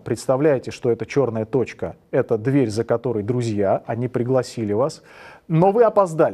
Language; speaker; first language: Russian; native; Russian